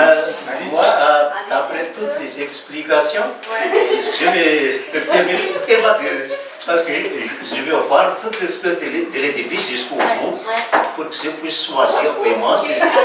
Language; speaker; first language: French; non-native, local second language; Malagasy